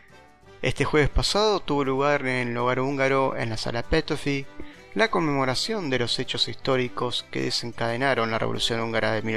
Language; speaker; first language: Spanish; native; Spanish